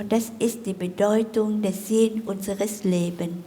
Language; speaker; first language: German; non-native, fluent; Vietnamese